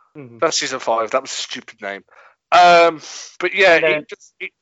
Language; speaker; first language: English; native; English